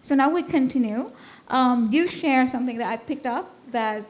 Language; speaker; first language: English; non-native, fluent; Vietnamese